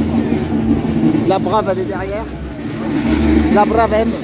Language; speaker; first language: French; native; French